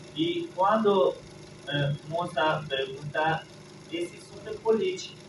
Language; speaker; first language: Portuguese; non-native, learner; Persian